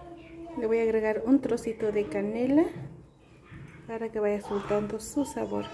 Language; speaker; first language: Spanish; native; Spanish